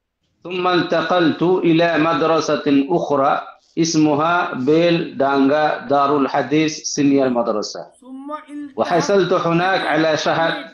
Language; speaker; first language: Arabic; non-native, learner; Bangla